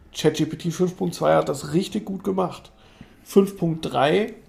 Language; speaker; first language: German; native; German